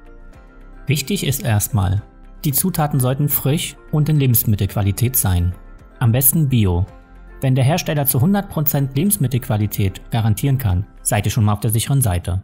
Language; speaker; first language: German; native; German